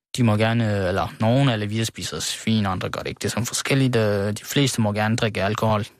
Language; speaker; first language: Danish; early bilingual, other home language; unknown